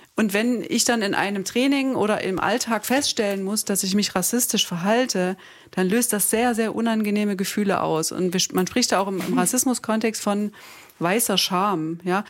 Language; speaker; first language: German; native; German